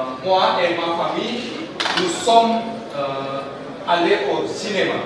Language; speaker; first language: French; non-native, learner; Indonesian